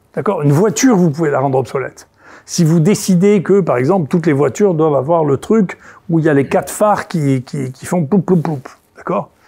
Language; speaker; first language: French; native; French